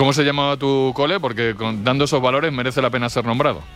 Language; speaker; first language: Spanish; native; Spanish